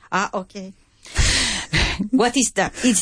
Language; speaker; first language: English; non-native, learner; Spanish